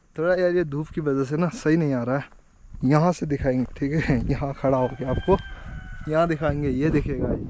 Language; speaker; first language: Hindi; non-native, local second language; Nepali